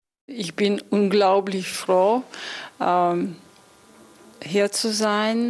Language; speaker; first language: German; non-native, fluent; Russian